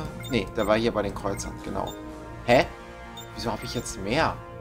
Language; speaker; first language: German; native; German